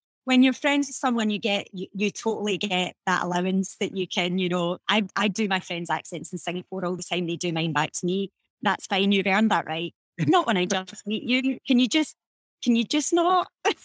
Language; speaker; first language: English; native; English